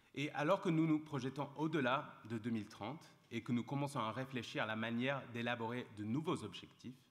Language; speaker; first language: French; non-native, fluent; English